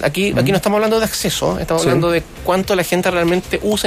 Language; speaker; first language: Spanish; native; Spanish